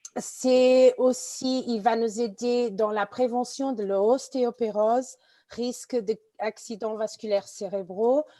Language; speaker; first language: French; non-native, fluent; Portuguese